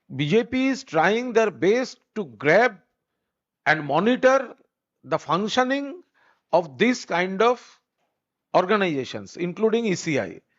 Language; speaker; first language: English; non-native, local second language; Bangla